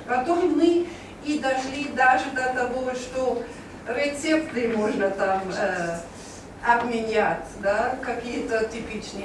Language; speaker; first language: Russian; non-native, learner; German